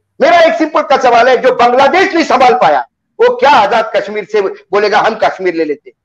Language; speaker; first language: Hindi; non-native, local second language; Marathi